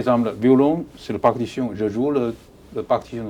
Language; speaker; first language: French; non-native, learner; Chinese